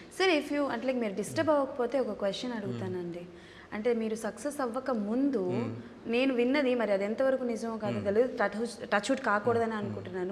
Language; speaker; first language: Telugu; native; Telugu